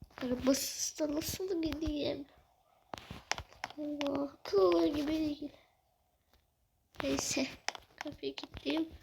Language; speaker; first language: Turkish; native; Turkish